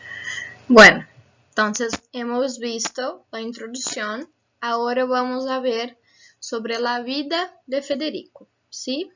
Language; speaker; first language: Spanish; non-native, fluent; Portuguese